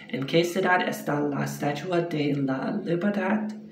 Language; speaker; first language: Spanish; non-native, learner; English